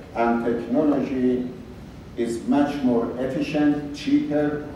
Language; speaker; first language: English; non-native, fluent; Persian